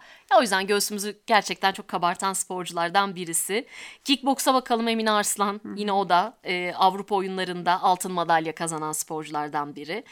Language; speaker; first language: Turkish; native; Turkish